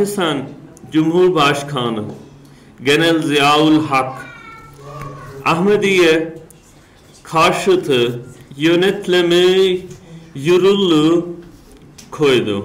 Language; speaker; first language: Turkish; non-native, learner; Urdu